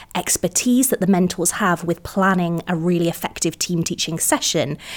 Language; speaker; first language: English; native; English